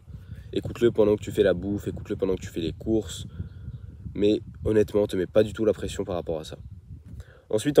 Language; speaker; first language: French; native; French